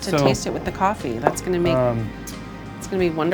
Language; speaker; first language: English; native; English